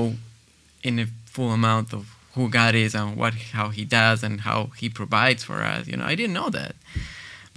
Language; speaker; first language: English; non-native, fluent; Spanish